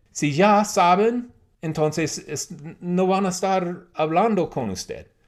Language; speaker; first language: Spanish; non-native, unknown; English